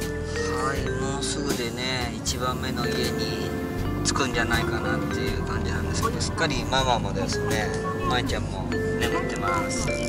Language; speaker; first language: Japanese; native; Japanese